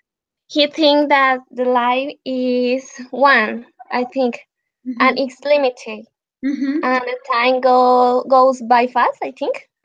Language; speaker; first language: English; non-native, learner; Spanish